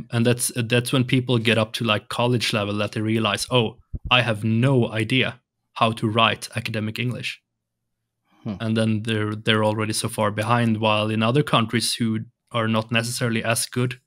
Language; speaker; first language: English; non-native, fluent; Swedish